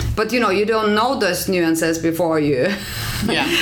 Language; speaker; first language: English; non-native, fluent; Finnish